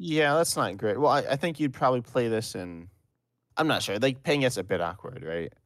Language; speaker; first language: English; native; English